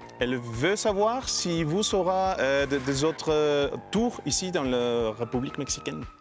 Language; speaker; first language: French; non-native, learner; Spanish